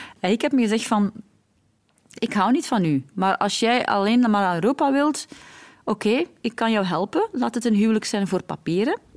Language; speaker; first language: Dutch; early bilingual, other home language; Arabic